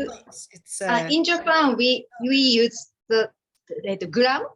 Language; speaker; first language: English; non-native, learner; Japanese